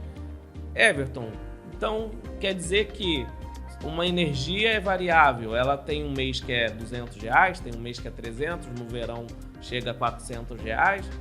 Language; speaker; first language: Portuguese; native; Portuguese